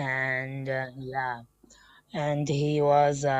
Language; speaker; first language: English; non-native, learner; Bangla